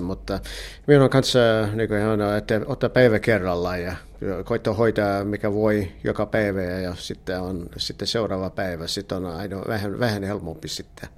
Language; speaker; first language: Finnish; early bilingual, heritage; English